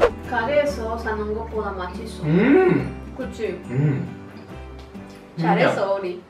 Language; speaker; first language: Korean; non-native, learner; Spanish